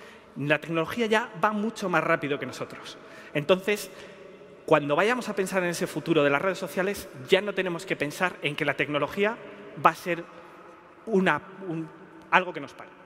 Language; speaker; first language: Spanish; native; Spanish